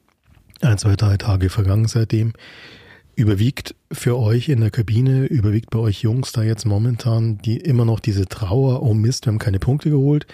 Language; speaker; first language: German; native; German